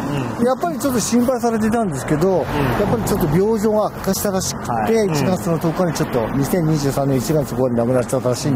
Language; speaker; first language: Japanese; native; Japanese